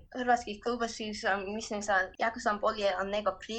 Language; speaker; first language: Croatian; early bilingual, heritage; English